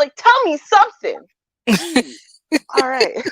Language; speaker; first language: English; native; English